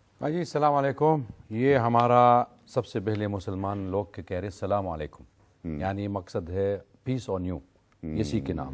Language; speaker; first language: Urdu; non-native, learner; Arabic